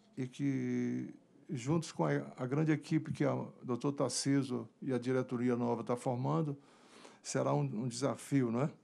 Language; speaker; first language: Portuguese; native; Portuguese